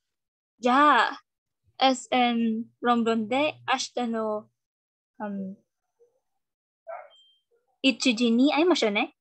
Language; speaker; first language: Japanese; non-native, learner; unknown